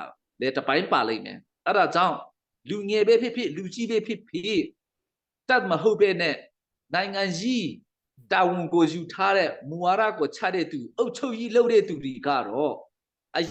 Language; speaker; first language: Burmese; non-native, local second language; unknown